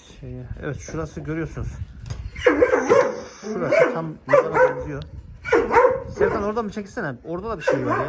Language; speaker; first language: Turkish; native; Turkish